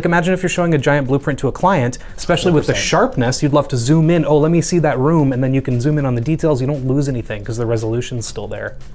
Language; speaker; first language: English; native; English